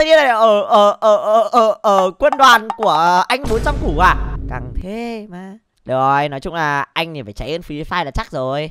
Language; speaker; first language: Vietnamese; native; Vietnamese